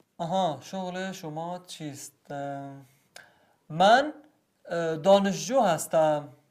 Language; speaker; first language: Persian; non-native, learner; Arabic